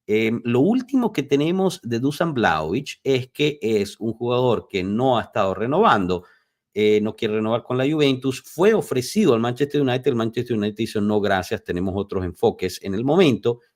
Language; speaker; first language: Spanish; native; Spanish